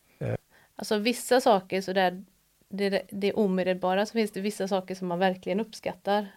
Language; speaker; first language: Swedish; native; Swedish